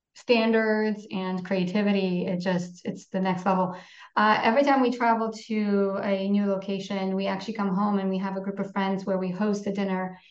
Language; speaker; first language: English; non-native, fluent; Polish